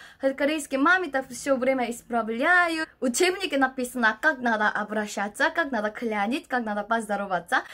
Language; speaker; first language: Russian; non-native, learner; Korean